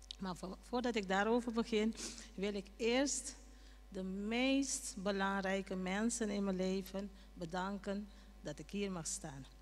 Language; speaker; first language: Dutch; non-native, local second language; Papiamento